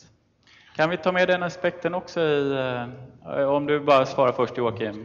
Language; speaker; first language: Swedish; native; Swedish